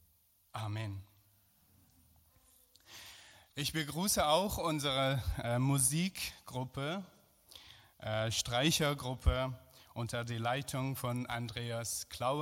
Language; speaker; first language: German; non-native, fluent; Persian